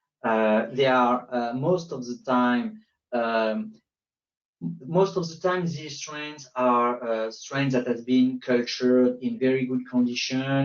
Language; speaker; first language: English; non-native, fluent; French